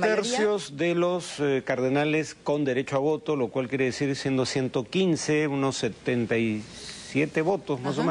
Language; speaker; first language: Spanish; native; Spanish